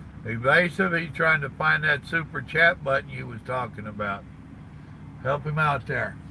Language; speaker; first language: English; native; English